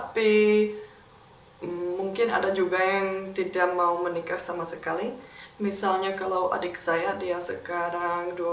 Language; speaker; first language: Indonesian; non-native, fluent; Czech